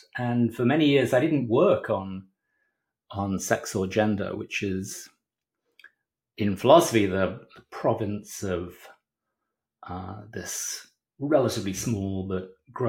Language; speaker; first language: English; native; English